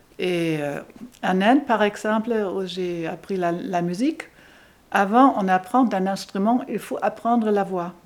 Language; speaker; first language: French; non-native, fluent; German